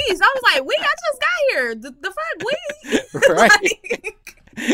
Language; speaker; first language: English; native; English